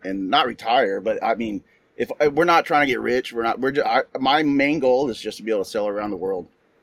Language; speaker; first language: English; native; English